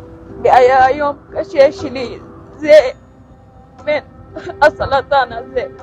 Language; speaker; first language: Hebrew; non-native, local second language; Arabic